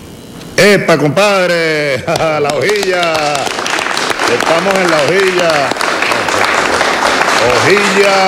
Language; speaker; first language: Spanish; native; Spanish